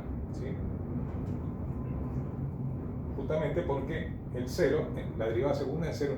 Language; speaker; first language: Spanish; native; Spanish